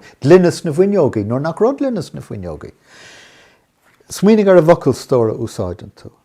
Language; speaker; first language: Irish; non-native, local second language; English